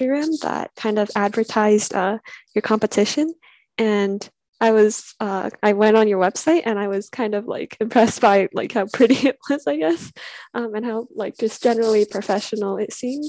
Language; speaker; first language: English; native; English